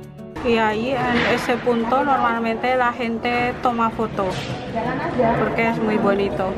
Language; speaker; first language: Spanish; non-native, learner; Indonesian